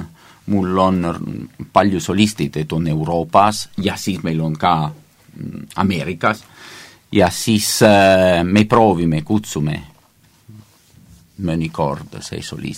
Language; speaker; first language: Estonian; non-native, learner; Italian